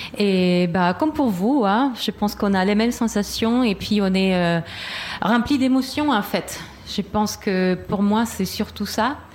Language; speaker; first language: French; non-native, fluent; Spanish